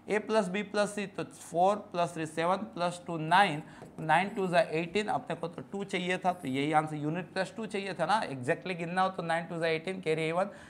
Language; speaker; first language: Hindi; non-native, local second language; Gujarati